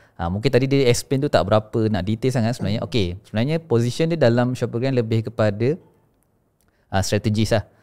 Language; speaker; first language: Malay; native; Malay